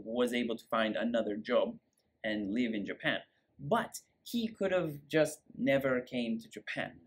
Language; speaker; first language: English; native; English